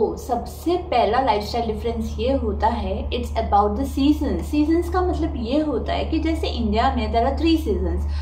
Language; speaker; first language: Hindi; native; Hindi